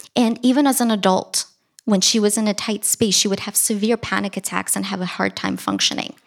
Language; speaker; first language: English; early bilingual, other home language; Russian